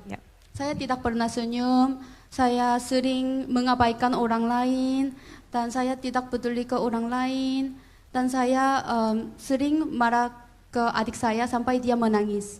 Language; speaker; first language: Indonesian; non-native, learner; Korean